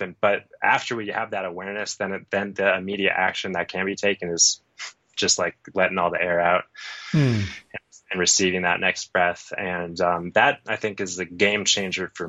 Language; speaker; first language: English; native; English